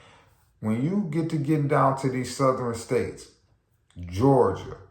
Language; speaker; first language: English; native; English